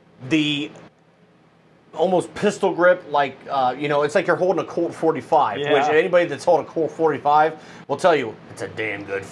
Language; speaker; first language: English; native; English